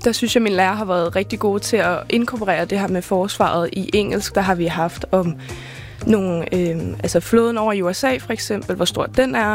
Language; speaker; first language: Danish; native; Danish